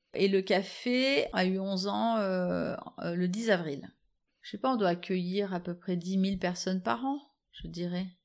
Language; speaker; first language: French; native; French